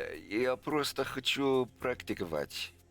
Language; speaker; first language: Russian; non-native, learner; English